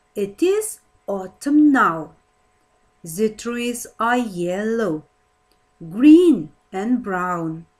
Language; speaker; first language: English; non-native, fluent; Kazakh